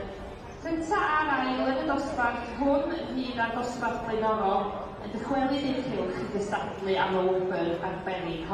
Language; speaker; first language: Welsh; native; Welsh